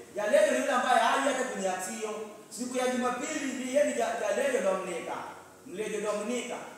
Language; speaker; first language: Swahili; non-native, local second language; Luo (Kenya and Tanzania)